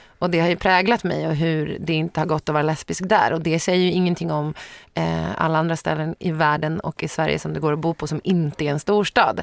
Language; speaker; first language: Swedish; native; Swedish